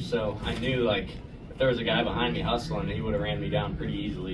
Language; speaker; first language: English; native; English